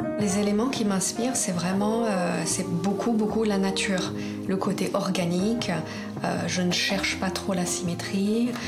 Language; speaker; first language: French; non-native, fluent; Polish